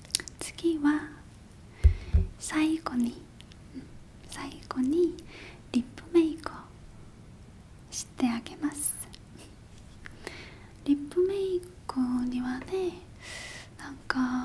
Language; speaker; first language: Japanese; non-native, learner; Korean